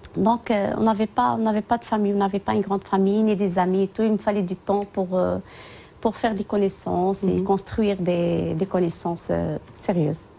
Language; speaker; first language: French; non-native, local second language; Tachelhit